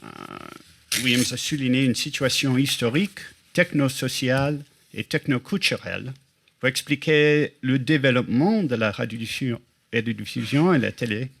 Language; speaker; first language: French; non-native, fluent; English